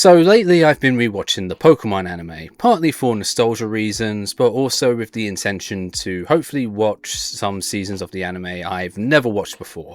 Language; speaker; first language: English; native; English